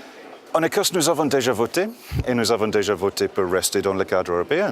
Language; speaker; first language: French; non-native, fluent; English